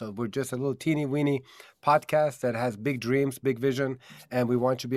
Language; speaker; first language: English; native; English